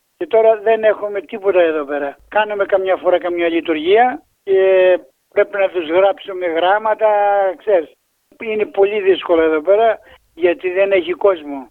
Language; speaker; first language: Greek; native; Greek